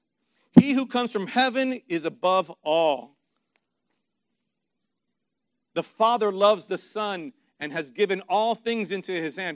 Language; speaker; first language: English; native; English